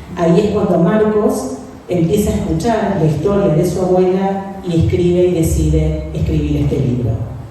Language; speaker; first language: Spanish; native; Spanish